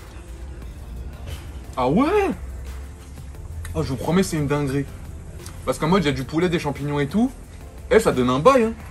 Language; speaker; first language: French; native; French